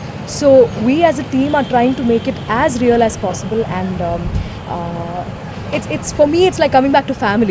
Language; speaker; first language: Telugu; non-native, local second language; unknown